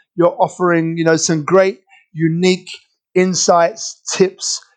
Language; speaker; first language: English; native; English